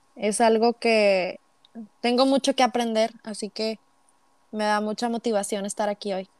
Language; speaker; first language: Spanish; native; Spanish